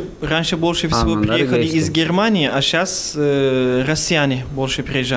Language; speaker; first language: Russian; non-native, fluent; Turkish